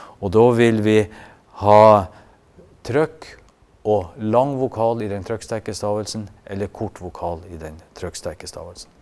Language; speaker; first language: Norwegian; native; Norwegian